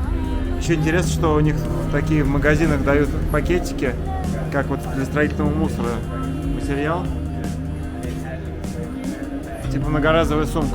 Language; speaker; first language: Russian; native; Russian